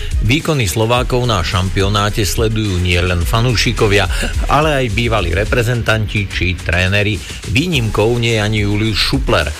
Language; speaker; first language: Slovak; native; Slovak